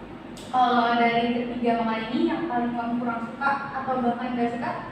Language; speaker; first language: Indonesian; native; Indonesian